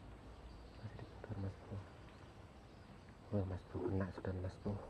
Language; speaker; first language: Indonesian; native; Indonesian